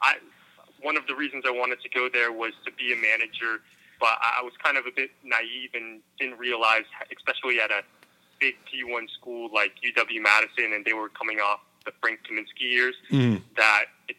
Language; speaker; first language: English; native; English